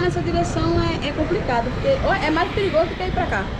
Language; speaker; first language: Portuguese; native; Portuguese